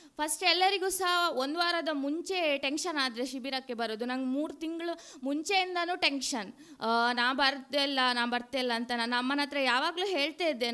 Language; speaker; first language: Kannada; non-native, local second language; Tulu